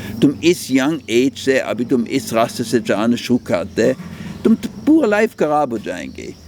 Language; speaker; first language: Hindi; non-native, fluent; German